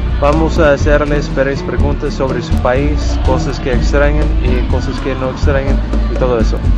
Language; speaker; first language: Spanish; non-native, learner; English